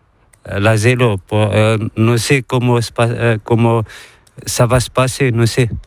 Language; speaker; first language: Spanish; non-native, learner; Arabic